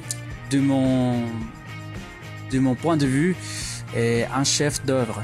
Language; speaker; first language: French; non-native, fluent; Spanish